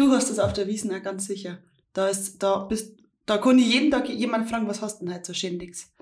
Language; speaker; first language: German; native; German